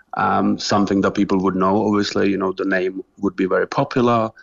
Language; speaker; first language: English; non-native, fluent; Czech